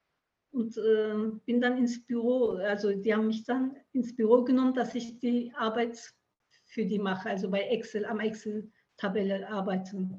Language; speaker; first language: German; early bilingual, other home language; Turkish